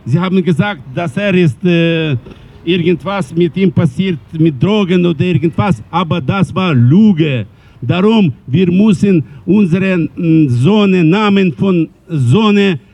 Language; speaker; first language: German; non-native, learner; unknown